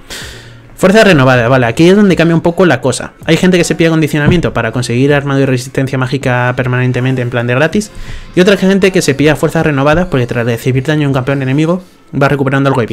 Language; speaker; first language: Spanish; native; Spanish